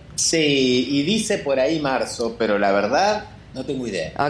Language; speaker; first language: Spanish; native; Spanish